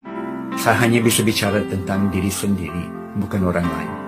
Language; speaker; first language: Indonesian; non-native, fluent; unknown